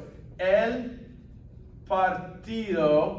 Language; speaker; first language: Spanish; non-native, fluent; English